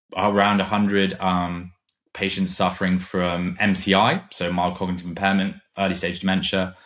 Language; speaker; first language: English; non-native, fluent; German